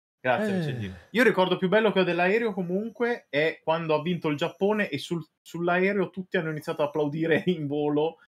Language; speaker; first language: Italian; native; Italian